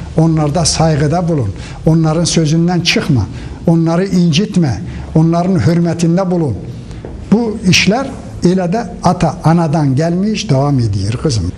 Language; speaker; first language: Turkish; native; Turkish